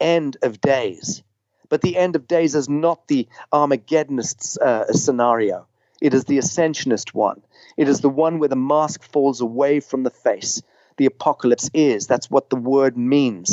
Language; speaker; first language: English; native; English